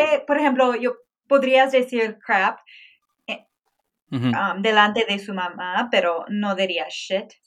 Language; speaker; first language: Spanish; non-native, fluent; English